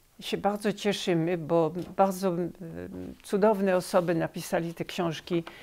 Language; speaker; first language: Polish; early bilingual, heritage; Polish